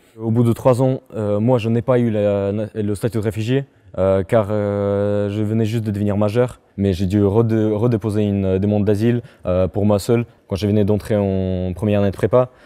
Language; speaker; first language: French; non-native, fluent; Chechen